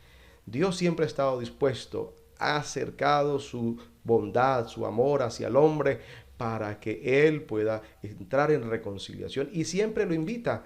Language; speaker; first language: Spanish; native; Spanish